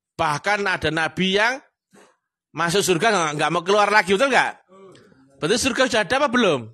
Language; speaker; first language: Indonesian; non-native, local second language; Javanese